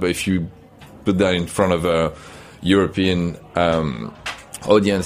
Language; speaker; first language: English; non-native, fluent; French